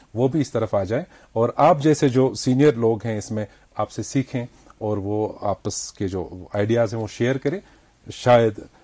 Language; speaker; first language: Hindi; non-native, local second language; Kashmiri